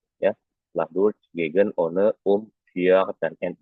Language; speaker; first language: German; non-native, fluent; Indonesian